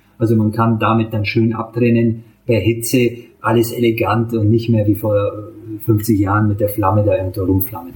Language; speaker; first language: German; early bilingual, other home language; Hungarian